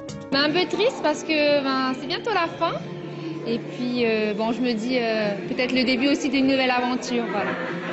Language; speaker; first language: French; native; French